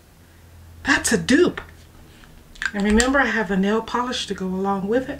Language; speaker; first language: English; native; English